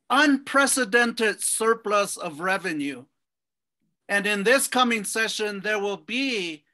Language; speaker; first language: English; native; English